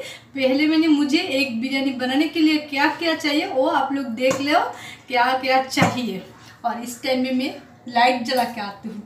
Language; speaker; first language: Hindi; non-native, local second language; Bangla